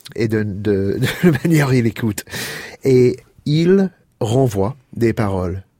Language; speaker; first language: French; non-native, fluent; English